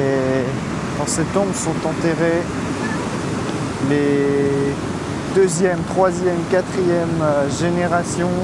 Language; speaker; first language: French; native; French